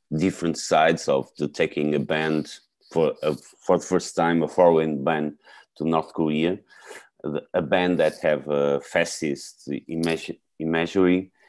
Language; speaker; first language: English; non-native, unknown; Portuguese